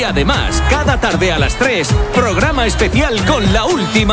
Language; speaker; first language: Spanish; native; Spanish